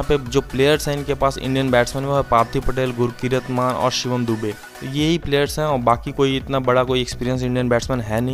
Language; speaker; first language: Hindi; native; Hindi